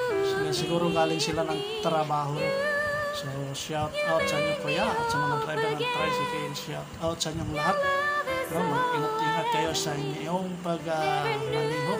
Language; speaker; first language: Filipino; non-native, local second language; Cebuano